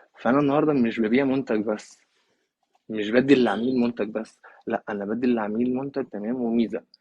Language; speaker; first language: Egyptian Arabic; native; Egyptian Arabic